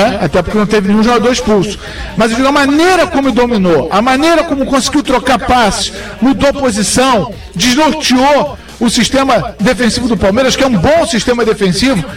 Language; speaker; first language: Portuguese; native; Portuguese